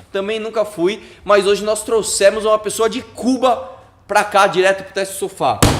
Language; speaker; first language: Portuguese; native; Portuguese